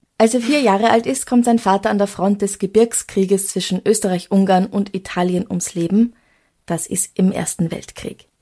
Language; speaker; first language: German; native; German